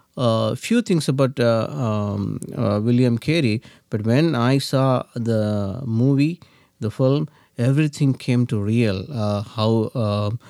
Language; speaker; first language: English; non-native, local second language; Telugu